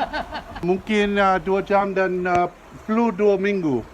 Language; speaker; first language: Indonesian; non-native, learner; English